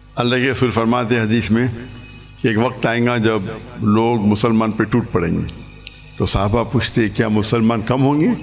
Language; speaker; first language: Urdu; non-native, local second language; English